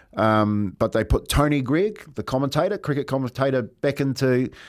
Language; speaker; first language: English; native; English